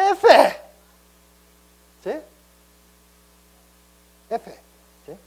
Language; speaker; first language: Spanish; non-native, learner; Korean